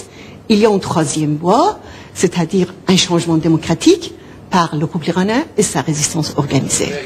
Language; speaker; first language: French; non-native, fluent; Persian